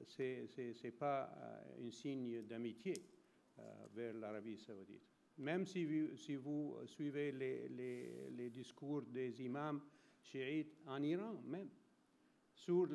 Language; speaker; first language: French; non-native, fluent; Arabic